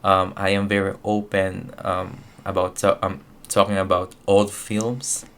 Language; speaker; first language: English; non-native, local second language; Filipino